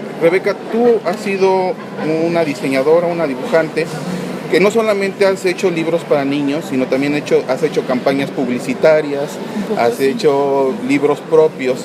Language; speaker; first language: Spanish; native; Spanish